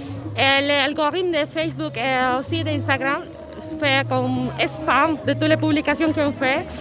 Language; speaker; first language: French; non-native, fluent; Spanish